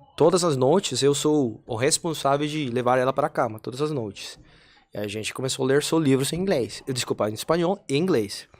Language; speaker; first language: Portuguese; non-native, fluent; Spanish